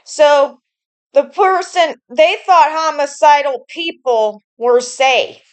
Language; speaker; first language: English; native; English